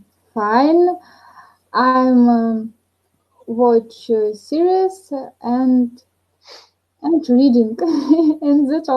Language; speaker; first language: English; non-native, learner; Russian